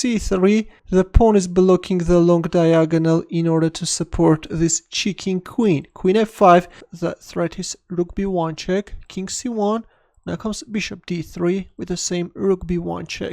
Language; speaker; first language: English; non-native, fluent; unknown